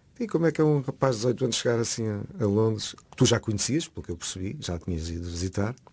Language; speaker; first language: Portuguese; native; Portuguese